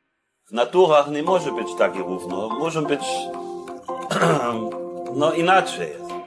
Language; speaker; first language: Polish; non-native, fluent; German